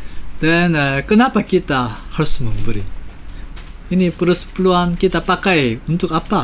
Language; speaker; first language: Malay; non-native, fluent; Korean